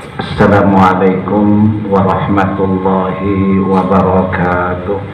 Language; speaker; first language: Malay; non-native, local second language; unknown